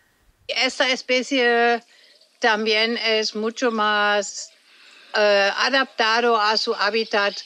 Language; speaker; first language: Spanish; non-native, fluent; German